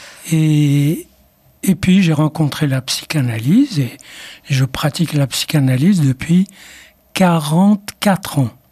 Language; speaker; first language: French; non-native, local second language; Arabic